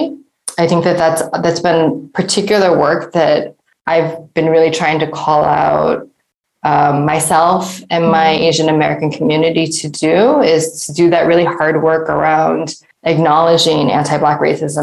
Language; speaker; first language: English; native; English